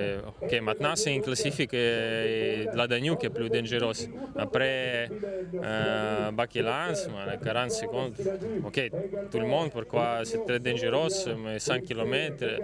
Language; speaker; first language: French; non-native, learner; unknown